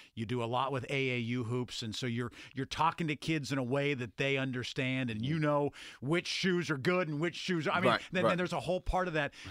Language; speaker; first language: English; native; English